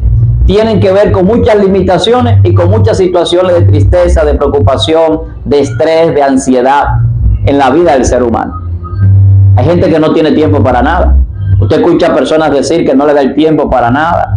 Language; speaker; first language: Spanish; native; Spanish